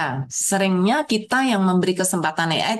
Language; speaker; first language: Indonesian; native; Indonesian